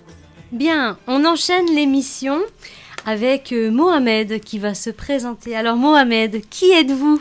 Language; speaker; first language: French; native; French